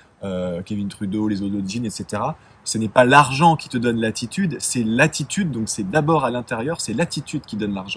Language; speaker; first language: French; native; French